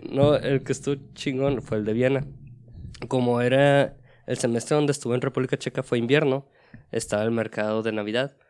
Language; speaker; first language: Spanish; native; Spanish